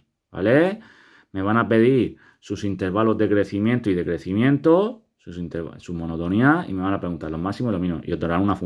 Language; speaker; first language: Spanish; native; Spanish